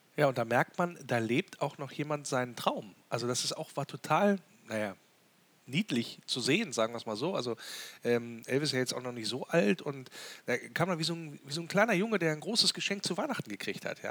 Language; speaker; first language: German; native; German